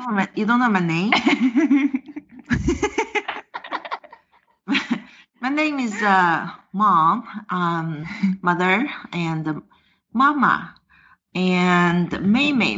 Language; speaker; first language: English; non-native, fluent; Chinese